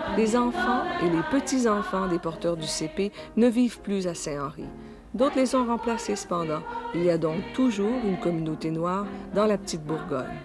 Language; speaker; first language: French; native; French